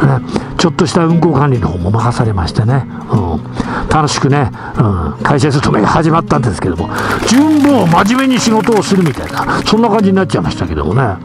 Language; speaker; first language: Japanese; native; Japanese